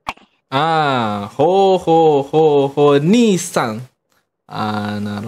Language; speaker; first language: Japanese; non-native, learner; Indonesian